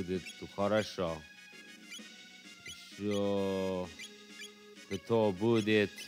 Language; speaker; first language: Russian; non-native, learner; English